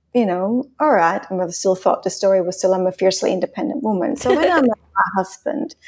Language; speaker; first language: English; non-native, fluent; Swiss German